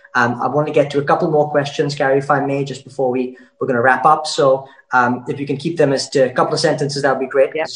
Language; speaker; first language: English; native; English